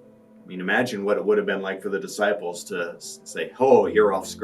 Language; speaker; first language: English; native; English